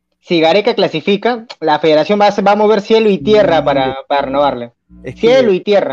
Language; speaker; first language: Spanish; native; Spanish